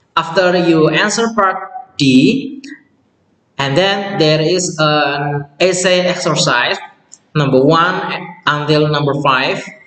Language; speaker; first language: English; non-native, fluent; Indonesian